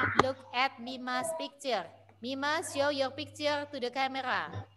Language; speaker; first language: English; non-native, fluent; Indonesian